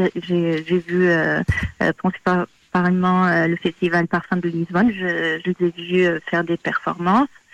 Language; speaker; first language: French; non-native, fluent; Portuguese